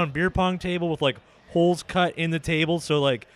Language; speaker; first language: English; native; English